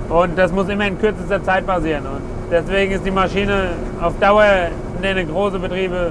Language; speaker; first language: German; non-native, fluent; Russian